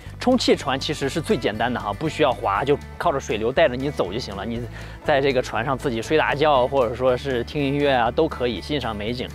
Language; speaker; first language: Chinese; native; Chinese